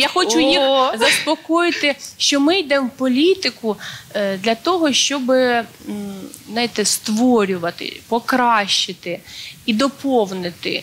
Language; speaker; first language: Ukrainian; native; Ukrainian